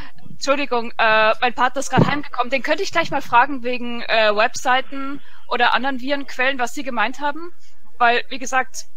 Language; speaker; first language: German; native; German